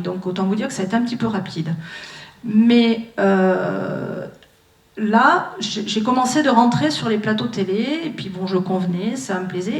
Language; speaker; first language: French; native; French